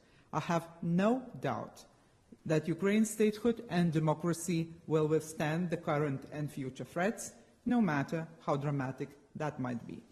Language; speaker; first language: English; non-native, fluent; Lithuanian